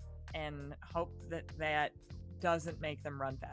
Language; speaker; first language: English; native; English